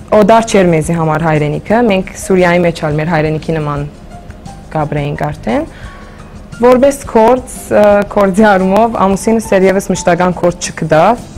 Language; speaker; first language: Armenian; early bilingual, heritage; Armenian